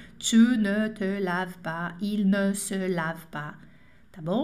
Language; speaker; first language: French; non-native, fluent; Portuguese